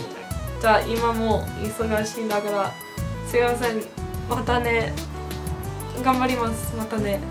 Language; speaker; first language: Japanese; non-native, learner; English